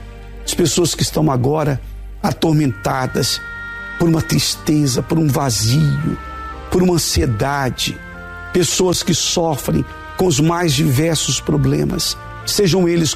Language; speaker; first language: Portuguese; native; Portuguese